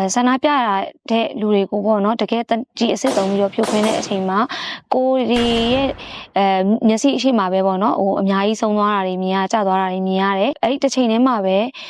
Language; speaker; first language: Burmese; native; Burmese